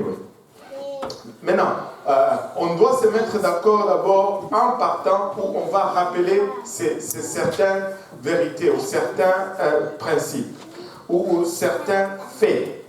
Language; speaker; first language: French; non-native, local second language; Swahili